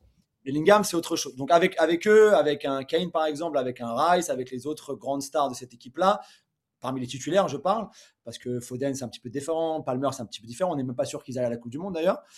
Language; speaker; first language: French; native; French